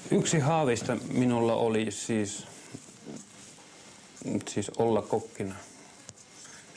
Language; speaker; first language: Finnish; non-native, fluent; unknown